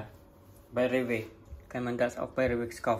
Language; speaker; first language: German; non-native, learner; Filipino